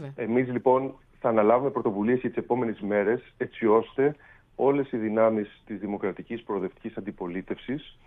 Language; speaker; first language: Greek; native; Greek